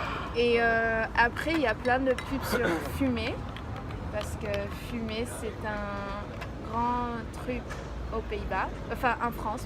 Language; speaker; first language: French; non-native, fluent; Dutch